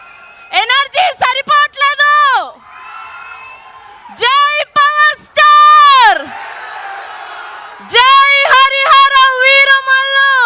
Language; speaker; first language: Telugu; native; Telugu